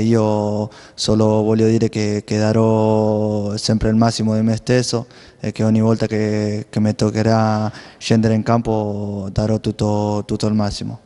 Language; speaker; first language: Italian; non-native, learner; Spanish